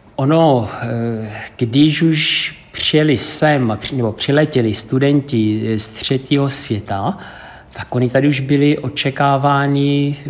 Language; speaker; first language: Czech; non-native, fluent; Portuguese